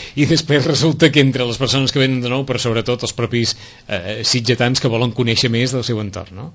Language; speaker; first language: Catalan; native; Catalan